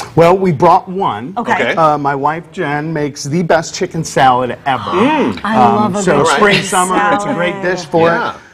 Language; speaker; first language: English; native; English